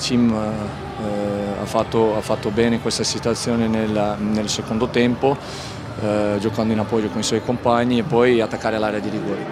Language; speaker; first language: Italian; non-native, fluent; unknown